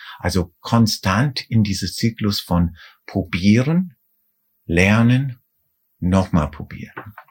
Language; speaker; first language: German; non-native, fluent; English